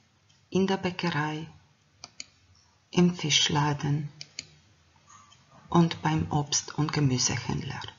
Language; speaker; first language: German; non-native, fluent; Croatian